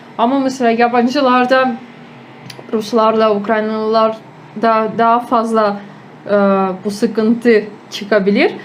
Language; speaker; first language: Turkish; non-native, fluent; Ukrainian